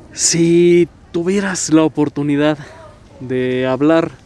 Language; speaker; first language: Spanish; native; Spanish